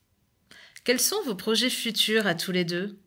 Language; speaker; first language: French; native; French